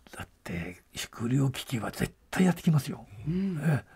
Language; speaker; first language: Japanese; native; Japanese